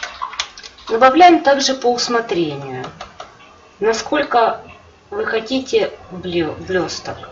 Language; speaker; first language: Russian; native; Russian